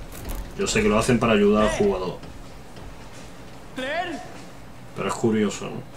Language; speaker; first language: Spanish; native; Spanish